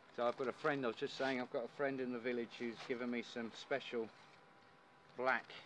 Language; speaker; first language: English; native; English